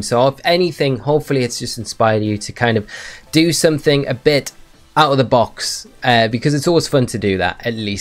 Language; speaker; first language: English; native; English